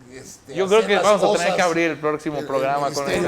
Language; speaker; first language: Spanish; native; Spanish